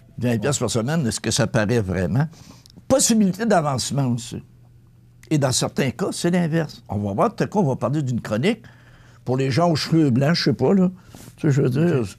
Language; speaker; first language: French; native; French